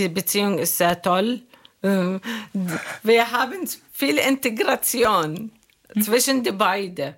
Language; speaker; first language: German; non-native, learner; Arabic